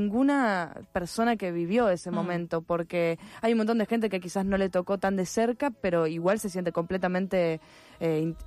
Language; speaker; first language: Spanish; native; Spanish